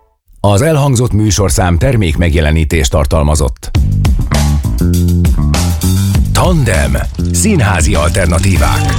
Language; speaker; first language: Hungarian; native; Hungarian